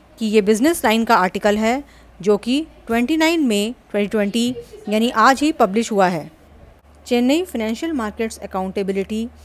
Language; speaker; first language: Hindi; native; Hindi